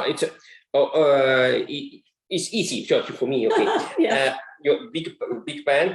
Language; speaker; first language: English; non-native, learner; Italian